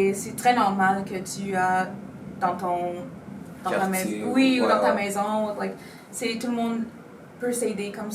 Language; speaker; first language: French; non-native, local second language; Spanish